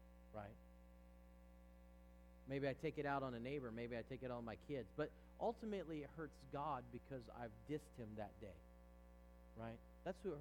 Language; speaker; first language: English; native; English